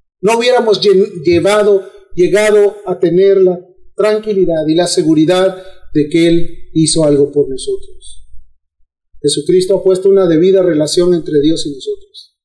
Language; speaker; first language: Spanish; native; Spanish